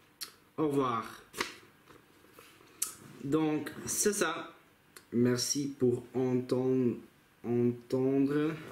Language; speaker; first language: French; non-native, local second language; Dutch